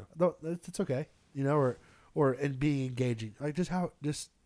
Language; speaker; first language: English; native; English